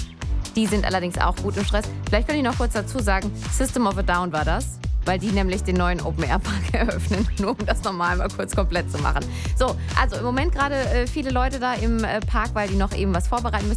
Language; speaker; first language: German; native; German